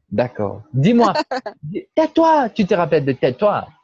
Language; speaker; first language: French; non-native, fluent; Portuguese